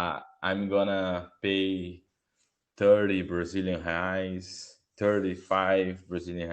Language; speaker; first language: English; non-native, learner; Portuguese